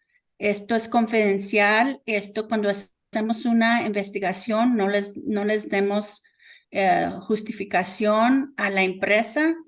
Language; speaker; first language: Spanish; early bilingual, heritage; Spanish